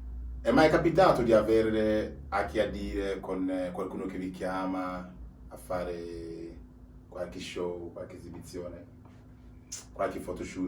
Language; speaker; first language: Italian; native; Italian